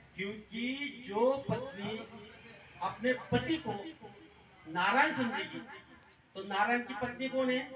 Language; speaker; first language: Hindi; non-native, local second language; Marathi